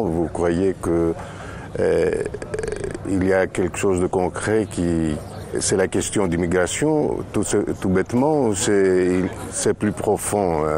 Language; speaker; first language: French; non-native, fluent; Greek